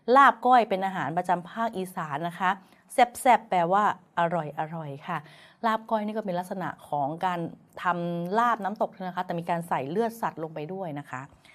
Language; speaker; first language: Thai; native; Thai